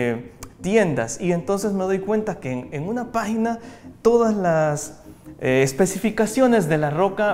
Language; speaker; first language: Spanish; native; Spanish